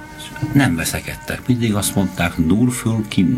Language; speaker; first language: Hungarian; native; Hungarian